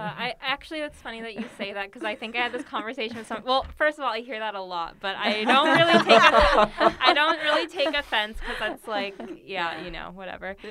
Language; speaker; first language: English; native; English